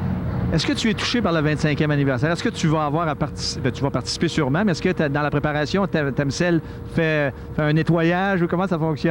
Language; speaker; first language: French; native; French